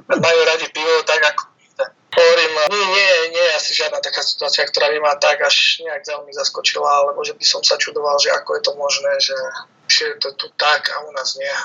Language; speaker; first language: Slovak; native; Slovak